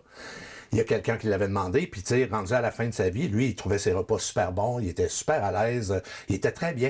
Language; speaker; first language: French; native; French